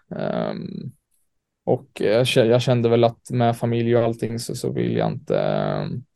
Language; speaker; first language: Swedish; native; Swedish